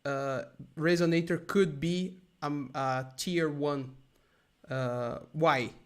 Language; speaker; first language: English; non-native, learner; Portuguese